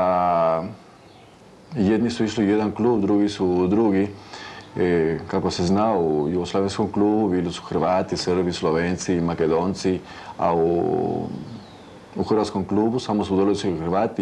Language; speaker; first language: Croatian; early bilingual, heritage; Croatian